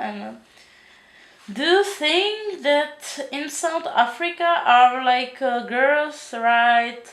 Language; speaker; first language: English; non-native, learner; Czech